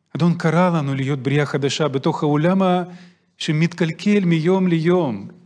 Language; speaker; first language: Hebrew; non-native, fluent; Russian